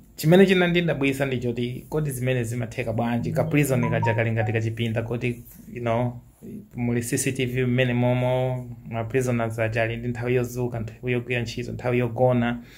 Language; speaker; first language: Nyanja; native; Nyanja